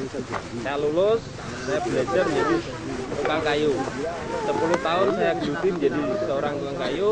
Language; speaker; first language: Indonesian; non-native, local second language; Javanese